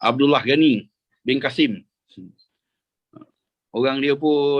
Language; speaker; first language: Indonesian; non-native, local second language; Malay